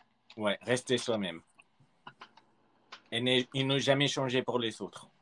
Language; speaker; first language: French; early bilingual, other home language; Spanish